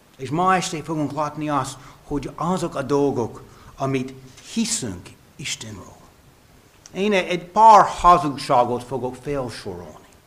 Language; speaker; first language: Hungarian; non-native, fluent; English